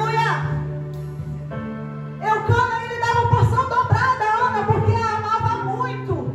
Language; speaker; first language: Portuguese; native; Portuguese